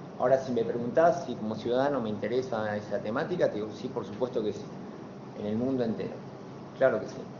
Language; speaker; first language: Spanish; native; Spanish